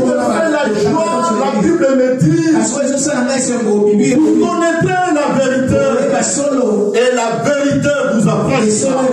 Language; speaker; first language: French; non-native, local second language; Lingala